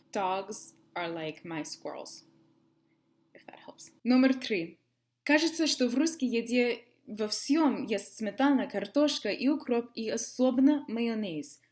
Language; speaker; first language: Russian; non-native, learner; English